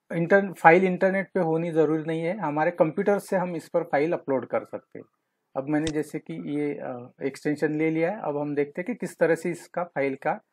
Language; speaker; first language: Hindi; non-native, local second language; Marathi